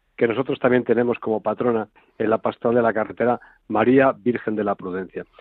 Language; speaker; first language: Spanish; non-native, fluent; Filipino